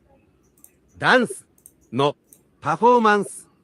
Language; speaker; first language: Japanese; non-native, learner; English